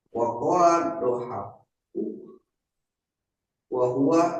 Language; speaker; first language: Arabic; non-native, learner; Indonesian